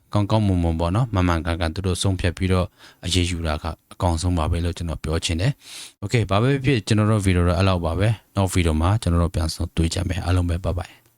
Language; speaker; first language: Burmese; native; Burmese